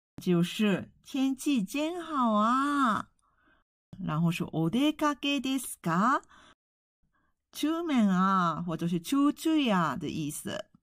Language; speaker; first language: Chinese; non-native, fluent; Japanese